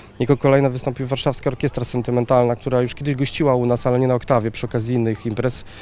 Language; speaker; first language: Polish; native; Polish